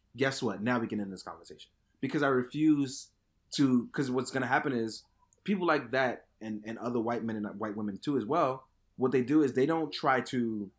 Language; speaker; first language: English; native; English